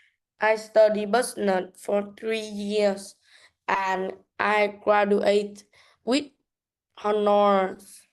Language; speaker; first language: English; non-native, learner; Vietnamese